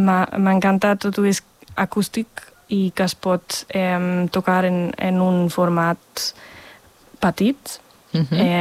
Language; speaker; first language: Catalan; non-native, fluent; German